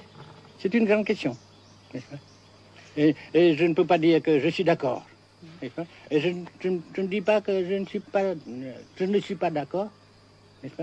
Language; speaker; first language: French; non-native, fluent; Vietnamese